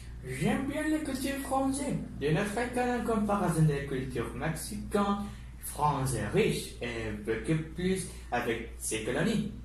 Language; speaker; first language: French; non-native, learner; Spanish